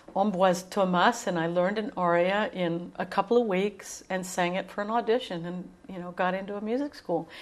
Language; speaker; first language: English; native; English